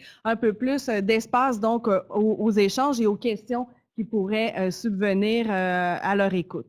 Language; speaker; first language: French; native; French